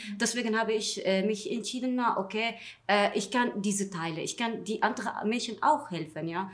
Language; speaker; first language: German; non-native, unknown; Arabic